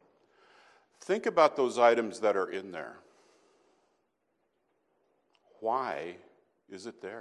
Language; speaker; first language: English; native; English